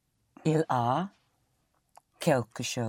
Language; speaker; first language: French; non-native, learner; English